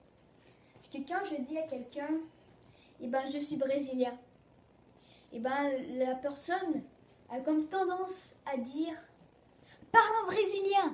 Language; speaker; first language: French; early bilingual, other home language; Portuguese